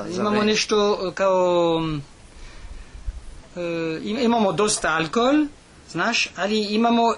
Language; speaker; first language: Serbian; non-native, learner; French